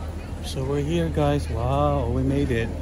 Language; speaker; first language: English; non-native, local second language; Filipino